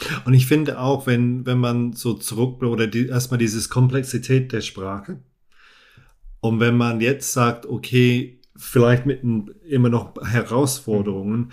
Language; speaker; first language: German; non-native, fluent; English